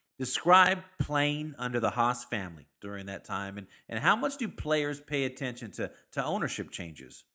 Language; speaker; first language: English; native; English